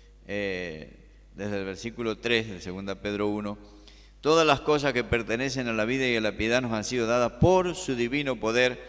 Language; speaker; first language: Spanish; native; Spanish